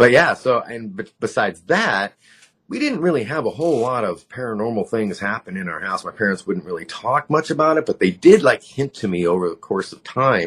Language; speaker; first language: English; native; English